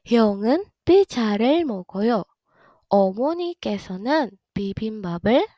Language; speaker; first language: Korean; non-native, fluent; Indonesian